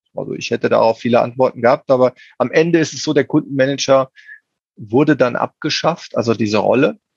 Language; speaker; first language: German; native; German